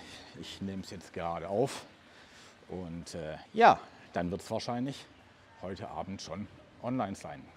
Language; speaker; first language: German; native; German